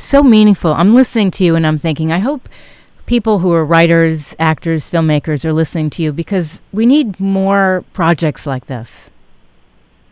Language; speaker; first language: English; native; English